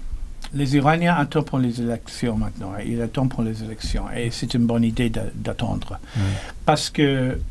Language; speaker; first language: French; non-native, learner; English